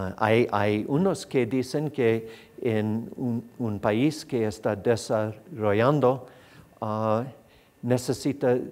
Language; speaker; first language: Spanish; non-native, fluent; English